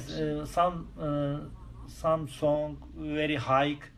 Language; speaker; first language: English; non-native, learner; Turkish